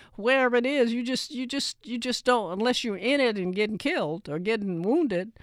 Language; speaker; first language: English; native; English